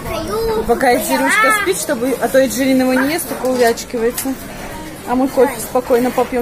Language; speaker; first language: Russian; native; Russian